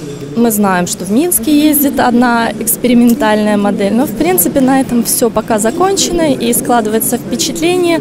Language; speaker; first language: Russian; native; Russian